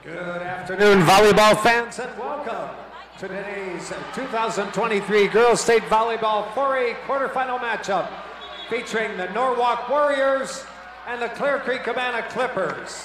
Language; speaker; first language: English; native; English